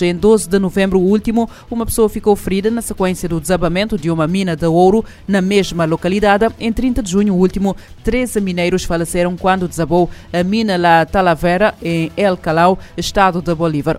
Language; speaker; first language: Portuguese; non-native, local second language; Kabuverdianu